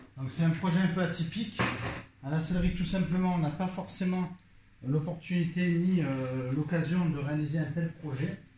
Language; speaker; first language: French; native; French